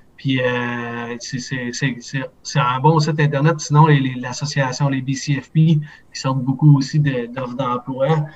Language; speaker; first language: French; native; French